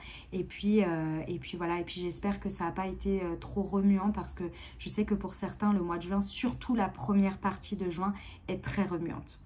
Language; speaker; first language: French; native; French